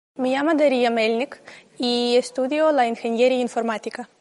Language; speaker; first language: Spanish; non-native, learner; Russian